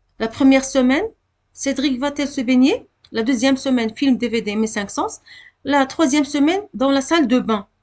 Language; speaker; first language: French; non-native, local second language; Arabic